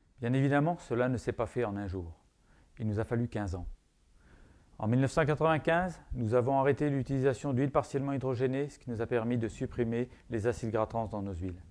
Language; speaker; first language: French; native; French